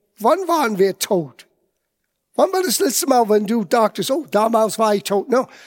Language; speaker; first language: German; non-native, fluent; English